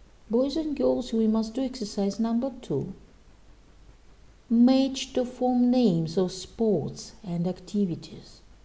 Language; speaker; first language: English; non-native, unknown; Russian